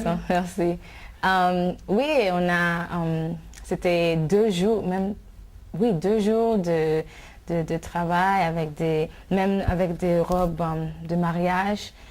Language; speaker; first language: French; non-native, fluent; English